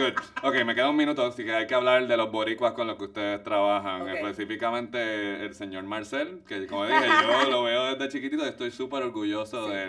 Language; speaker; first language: Spanish; native; Spanish